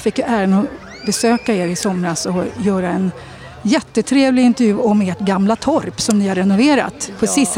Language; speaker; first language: Swedish; native; Swedish